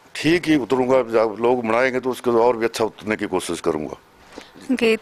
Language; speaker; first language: Hindi; native; Hindi